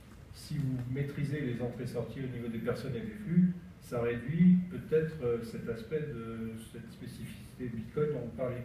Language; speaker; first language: French; native; French